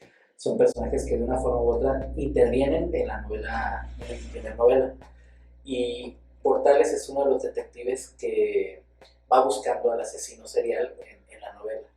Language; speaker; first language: Spanish; native; Spanish